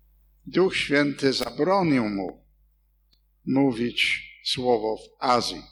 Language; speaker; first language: Polish; non-native, fluent; English